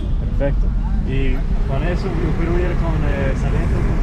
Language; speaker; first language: Spanish; non-native, learner; English